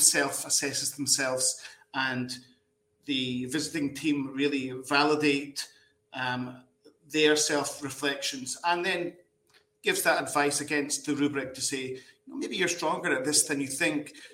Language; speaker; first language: English; native; English